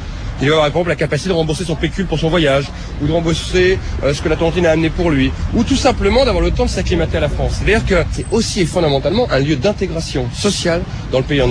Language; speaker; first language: French; native; French